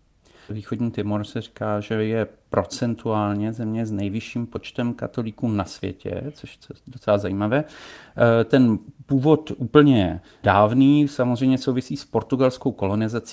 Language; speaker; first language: Czech; native; Czech